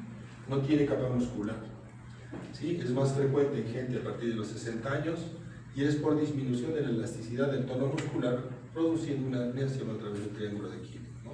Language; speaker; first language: Spanish; native; Spanish